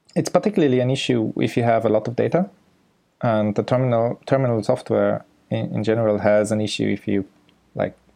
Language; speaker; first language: English; non-native, fluent; German